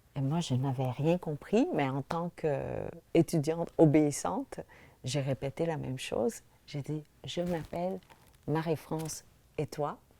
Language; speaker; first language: French; early bilingual, other home language; Vietnamese